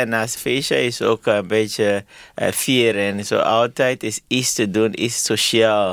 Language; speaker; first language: Dutch; non-native, learner; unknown